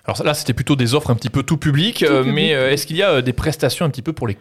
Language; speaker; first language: French; native; French